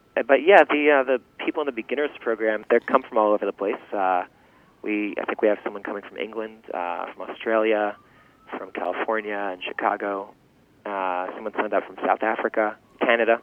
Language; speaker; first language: English; early bilingual, other home language; Yiddish